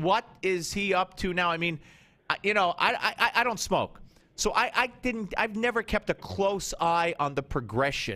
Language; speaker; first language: English; native; English